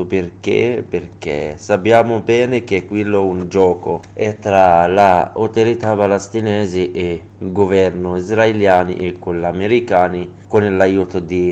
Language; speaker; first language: Italian; non-native, learner; Arabic